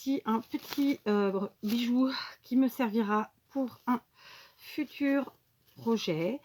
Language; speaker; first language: French; native; French